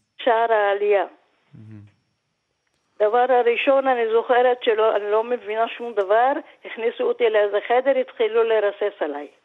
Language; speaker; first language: Hebrew; non-native, fluent; Persian